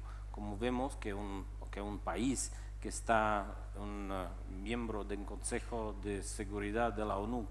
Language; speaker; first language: Spanish; non-native, fluent; Czech